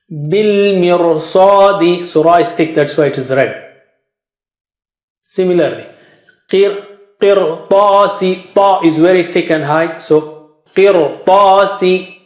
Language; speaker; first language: English; non-native, fluent; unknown